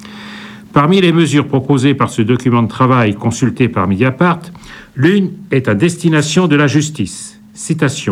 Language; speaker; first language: French; native; French